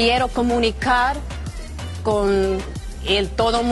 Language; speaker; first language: Spanish; non-native, learner; English